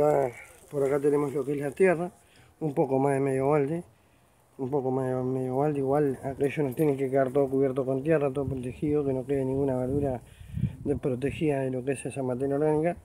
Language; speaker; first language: Spanish; native; Spanish